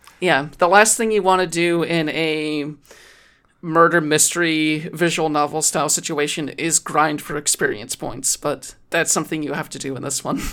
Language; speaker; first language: English; native; English